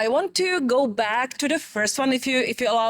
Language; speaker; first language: English; non-native, fluent; Czech